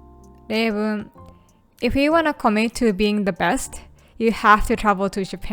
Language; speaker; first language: English; non-native, fluent; Japanese